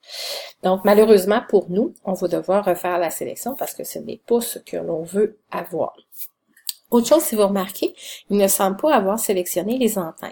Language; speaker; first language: French; native; French